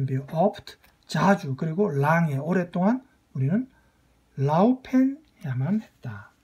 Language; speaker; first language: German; non-native, fluent; Korean